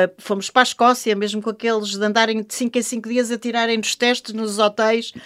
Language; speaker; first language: Portuguese; non-native, local second language; French